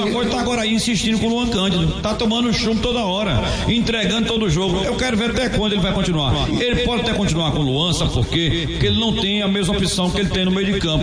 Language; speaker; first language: Portuguese; native; Portuguese